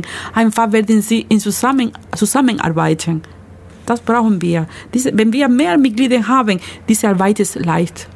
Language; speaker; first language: German; non-native, learner; Spanish